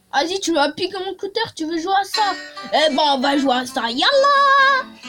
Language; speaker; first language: French; native; French